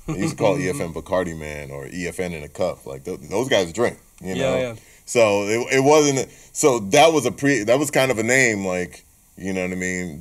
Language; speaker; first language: English; native; English